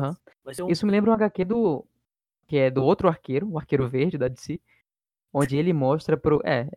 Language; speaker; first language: Portuguese; native; Portuguese